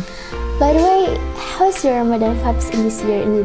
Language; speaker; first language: English; non-native, learner; Indonesian